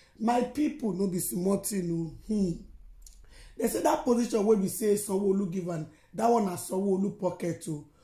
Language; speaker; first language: Nigerian Pidgin; non-native, local second language; Yoruba